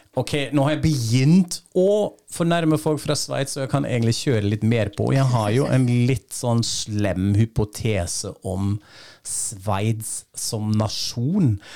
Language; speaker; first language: Norwegian; non-native, fluent; German